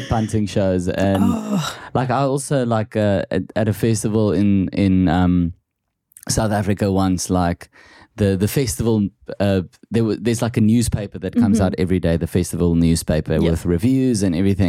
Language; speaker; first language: English; non-native, local second language; Afrikaans